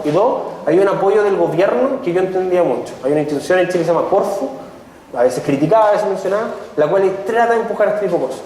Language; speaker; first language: Spanish; native; Spanish